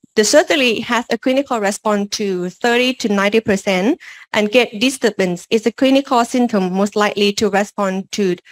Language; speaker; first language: English; non-native, learner; Lao